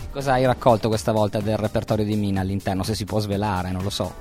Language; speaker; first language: Italian; native; Italian